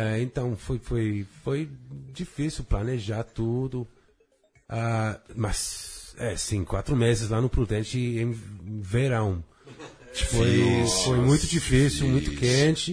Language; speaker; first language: Portuguese; non-native, fluent; English